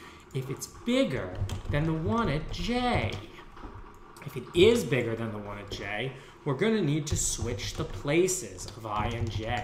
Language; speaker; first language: English; native; English